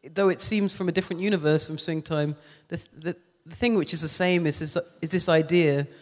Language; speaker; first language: English; native; English